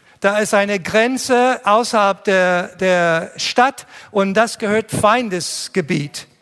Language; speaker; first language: German; non-native, fluent; English